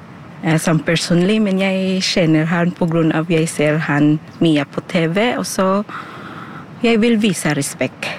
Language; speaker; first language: Norwegian; non-native, learner; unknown